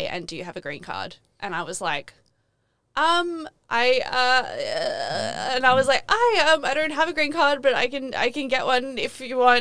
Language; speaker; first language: English; native; English